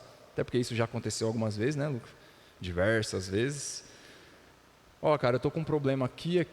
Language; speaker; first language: Portuguese; native; Portuguese